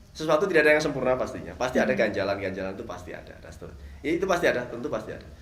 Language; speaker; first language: Indonesian; native; Indonesian